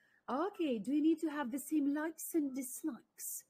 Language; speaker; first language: English; non-native, fluent; Ukrainian